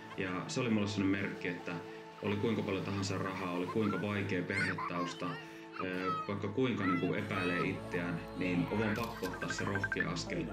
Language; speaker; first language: Finnish; native; Finnish